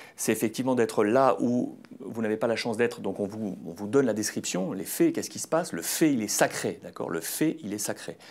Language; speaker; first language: French; native; French